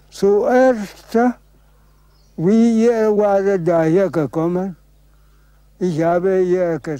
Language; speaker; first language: German; non-native, learner; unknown